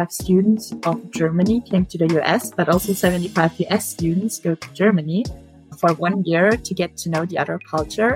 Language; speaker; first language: English; non-native, fluent; German